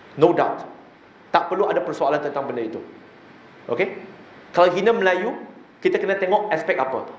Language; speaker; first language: Malay; non-native, local second language; Chinese